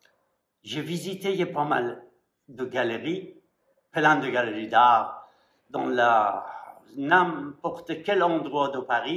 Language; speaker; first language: French; non-native, fluent; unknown